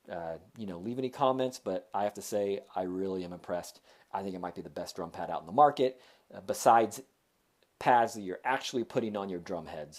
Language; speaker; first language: English; native; English